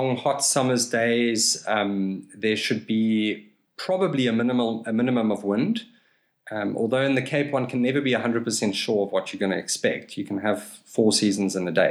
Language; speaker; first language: English; native; English